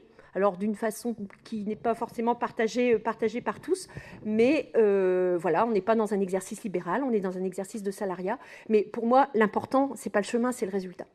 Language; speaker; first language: French; native; French